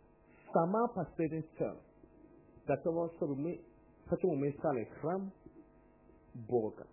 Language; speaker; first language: Russian; non-native, learner; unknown